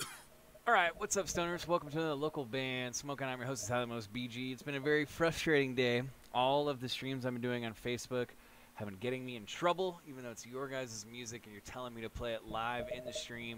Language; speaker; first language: English; native; English